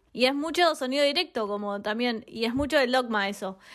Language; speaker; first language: Spanish; native; Spanish